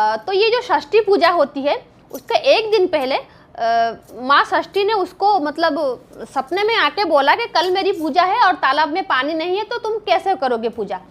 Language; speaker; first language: Hindi; non-native, local second language; Bangla